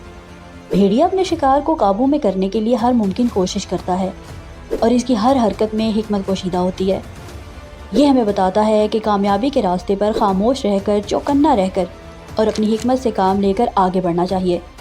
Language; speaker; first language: Urdu; native; Urdu